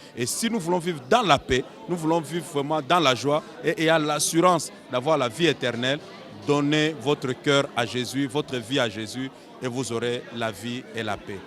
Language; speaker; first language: French; non-native, local second language; Lingala